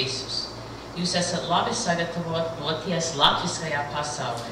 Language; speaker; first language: Latvian; early bilingual, heritage; Latvian